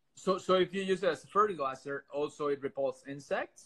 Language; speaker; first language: English; early bilingual, other home language; Spanish